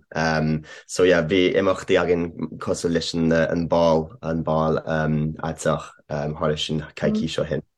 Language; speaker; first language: Irish; non-native, fluent; English